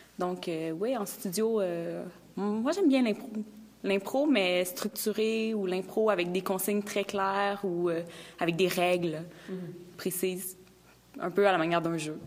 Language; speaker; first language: French; native; French